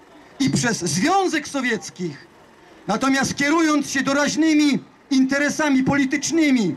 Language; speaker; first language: Polish; native; Polish